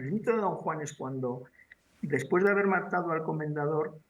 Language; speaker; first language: Spanish; native; Spanish